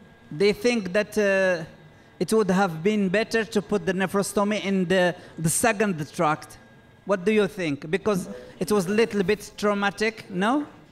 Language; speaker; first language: English; non-native, fluent; Arabic